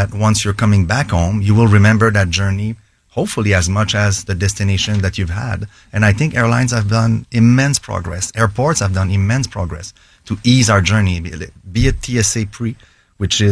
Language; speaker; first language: English; native; English